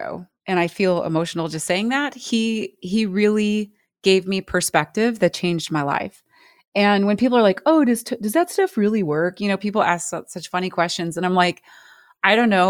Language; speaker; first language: English; native; English